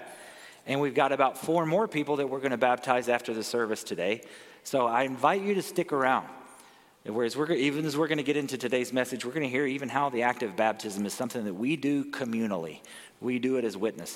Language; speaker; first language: English; native; English